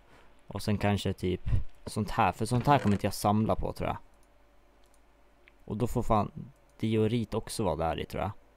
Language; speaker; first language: Swedish; native; Swedish